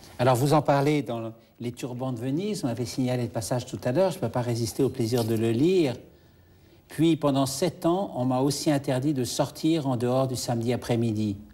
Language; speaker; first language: French; native; French